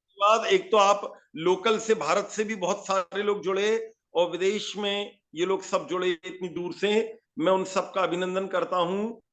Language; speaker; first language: Hindi; native; Hindi